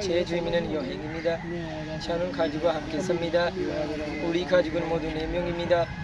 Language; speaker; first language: Korean; non-native, learner; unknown